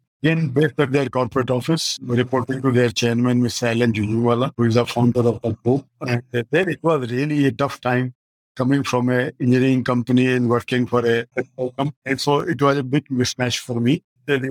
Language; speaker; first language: English; non-native, local second language; Marwari